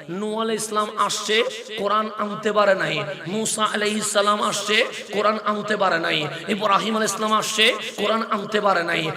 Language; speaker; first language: Bangla; non-native, local second language; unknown